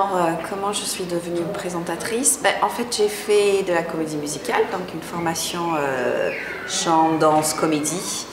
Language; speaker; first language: French; non-native, fluent; English